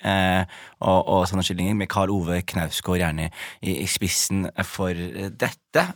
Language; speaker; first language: Norwegian; early bilingual, other home language; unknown